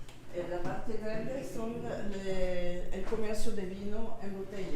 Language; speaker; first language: Spanish; non-native, learner; French